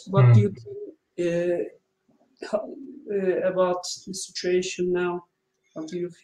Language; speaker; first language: English; non-native, learner; Turkish